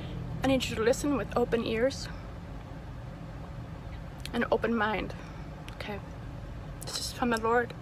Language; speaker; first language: English; native; English